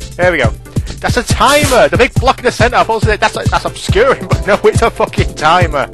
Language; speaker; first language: English; native; English